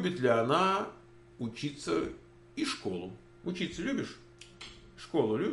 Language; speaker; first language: Russian; native; Russian